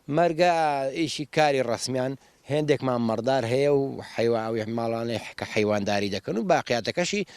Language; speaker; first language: Central Kurdish; native; Central Kurdish